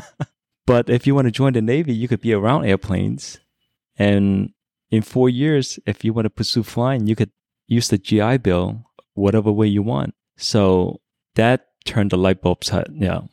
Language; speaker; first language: English; early bilingual, other home language; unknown